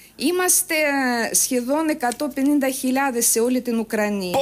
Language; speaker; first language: Greek; non-native, fluent; Ukrainian